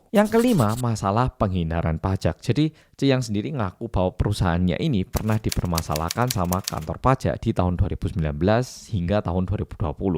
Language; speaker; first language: Indonesian; early bilingual, other home language; Korean